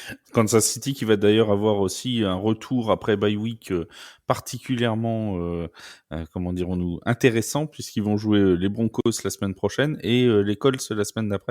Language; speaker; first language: French; native; French